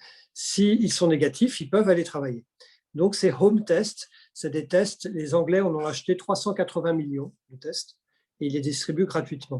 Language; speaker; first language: French; native; French